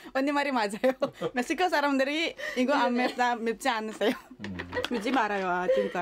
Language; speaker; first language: Korean; non-native, fluent; Indonesian